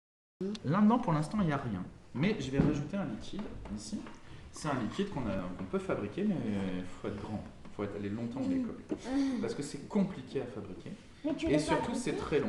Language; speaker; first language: French; native; French